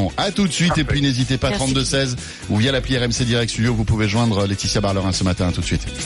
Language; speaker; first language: French; native; French